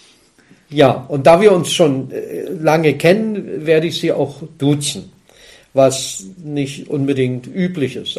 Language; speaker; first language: German; native; German